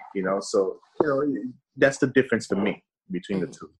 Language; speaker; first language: English; early bilingual, other home language; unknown